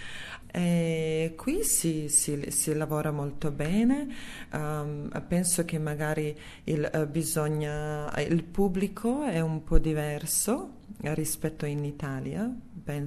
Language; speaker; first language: Italian; non-native, fluent; Serbian